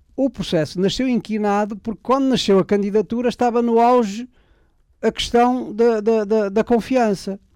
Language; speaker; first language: Portuguese; native; Portuguese